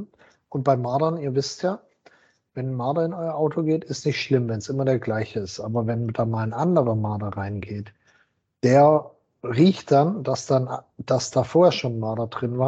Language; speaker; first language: German; native; German